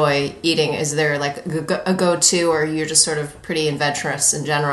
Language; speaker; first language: English; native; English